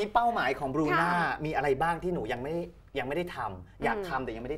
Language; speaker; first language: Thai; native; Thai